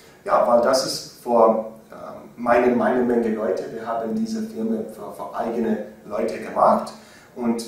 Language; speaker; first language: German; non-native, learner; English